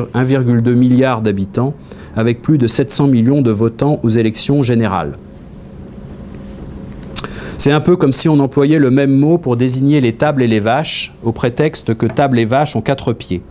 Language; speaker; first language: French; native; French